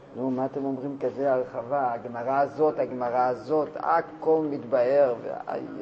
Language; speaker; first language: Hebrew; non-native, fluent; Russian